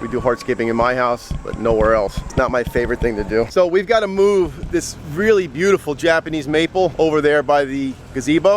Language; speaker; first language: English; native; English